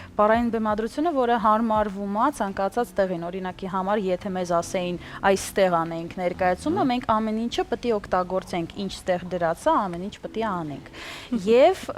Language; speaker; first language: Armenian; early bilingual, heritage; Armenian